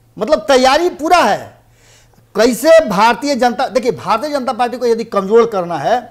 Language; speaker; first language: Hindi; native; Hindi